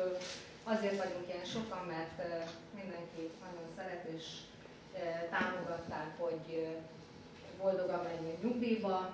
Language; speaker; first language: Hungarian; native; Hungarian